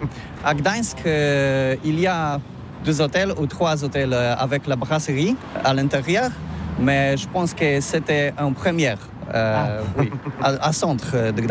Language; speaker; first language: French; non-native, learner; Polish